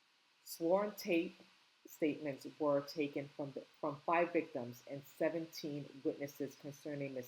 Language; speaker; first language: English; native; English